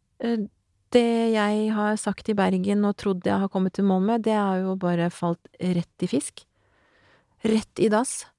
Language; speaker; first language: Norwegian; native; Norwegian